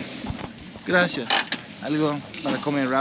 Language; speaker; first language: Spanish; non-native, learner; English